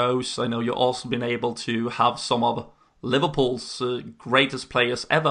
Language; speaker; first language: English; non-native, fluent; Swedish